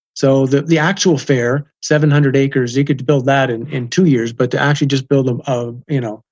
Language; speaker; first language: English; native; English